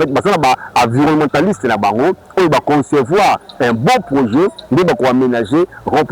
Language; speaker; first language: French; non-native, local second language; Lingala